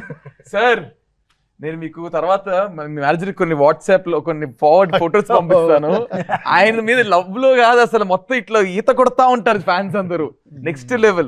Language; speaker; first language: Telugu; native; Telugu